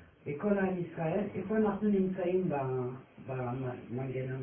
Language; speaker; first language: Hebrew; non-native, learner; French